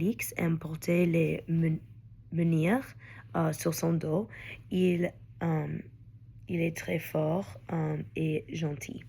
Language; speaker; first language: French; non-native, learner; English